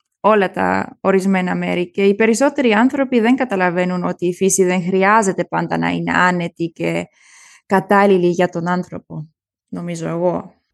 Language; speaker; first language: Greek; early bilingual, heritage; German